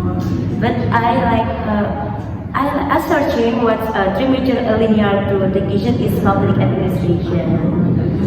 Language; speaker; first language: English; non-native, learner; Indonesian